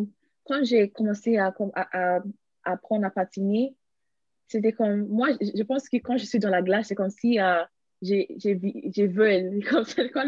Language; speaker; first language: French; non-native, learner; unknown